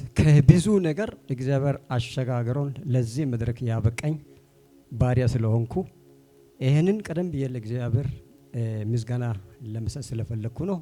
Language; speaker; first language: Amharic; non-native, local second language; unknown